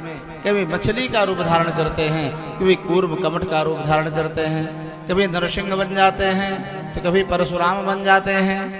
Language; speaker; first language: Hindi; native; Hindi